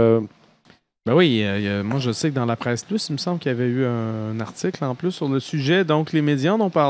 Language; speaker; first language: French; native; French